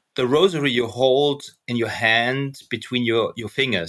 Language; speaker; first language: English; non-native, fluent; German